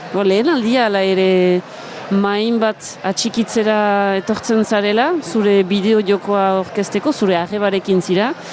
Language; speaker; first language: Basque; native; Basque